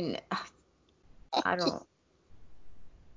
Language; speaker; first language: English; native; English